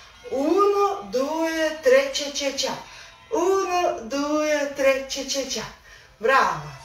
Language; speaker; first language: Italian; non-native, learner; Russian